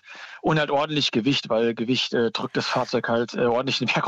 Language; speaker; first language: German; native; German